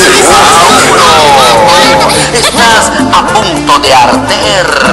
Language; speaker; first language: Spanish; native; Spanish